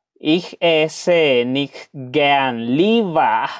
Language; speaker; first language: German; non-native, learner; Spanish